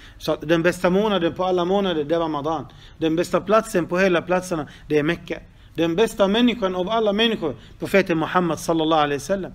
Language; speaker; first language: Swedish; non-native, fluent; Arabic